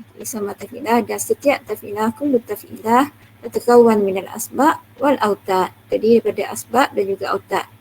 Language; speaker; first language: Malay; native; Malay